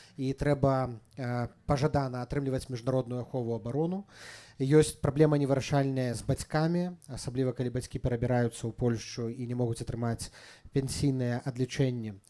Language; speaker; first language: Belarusian; native; Belarusian